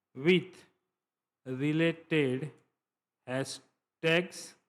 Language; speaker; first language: English; non-native, local second language; Gujarati